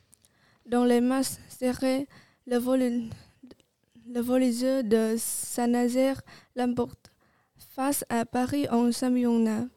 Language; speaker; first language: French; non-native, learner; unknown